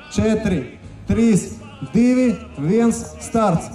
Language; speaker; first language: Latvian; non-native, local second language; Russian